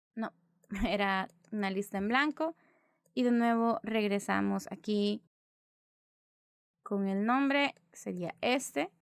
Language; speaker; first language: Spanish; native; Spanish